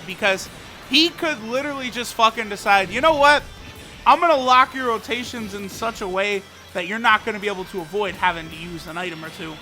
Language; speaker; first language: English; native; English